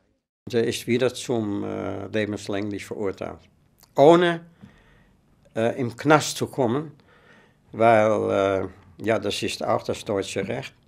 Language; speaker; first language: German; non-native, fluent; Dutch